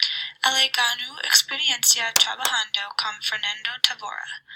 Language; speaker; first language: Portuguese; non-native, learner; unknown